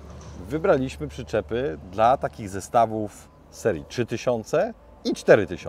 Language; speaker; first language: Polish; native; Polish